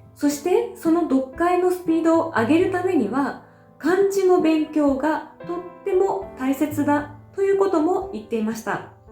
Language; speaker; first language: Japanese; native; Japanese